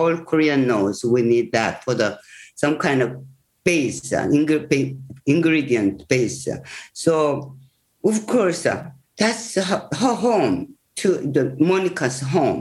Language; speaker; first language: English; non-native, learner; Korean